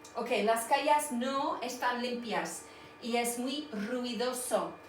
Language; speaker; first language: Spanish; non-native, fluent; English